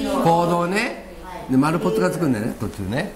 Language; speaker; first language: Japanese; native; Japanese